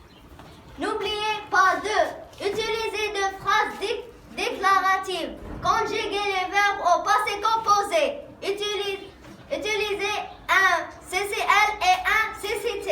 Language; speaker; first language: French; non-native, learner; Arabic